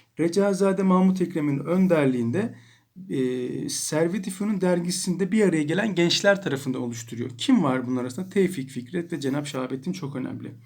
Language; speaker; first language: Turkish; native; Turkish